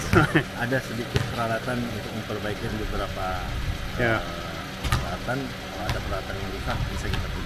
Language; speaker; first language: Indonesian; non-native, learner; English